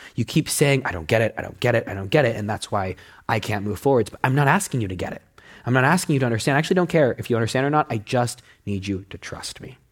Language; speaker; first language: English; native; English